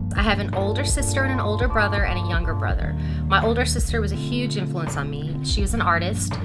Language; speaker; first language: English; native; English